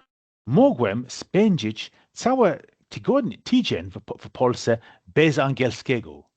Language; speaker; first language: Polish; non-native, fluent; English